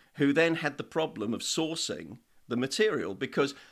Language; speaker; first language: English; native; English